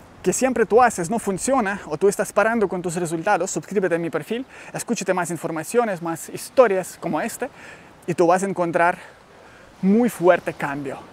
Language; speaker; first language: Spanish; non-native, learner; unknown